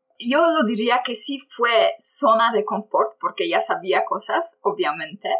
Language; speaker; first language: Spanish; non-native, fluent; Polish